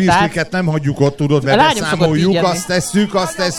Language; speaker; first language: Hungarian; native; Hungarian